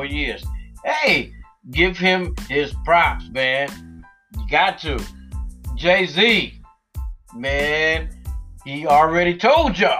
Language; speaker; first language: English; native; English